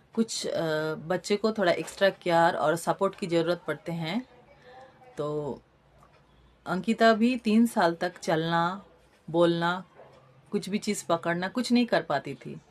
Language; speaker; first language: Hindi; non-native, local second language; Bangla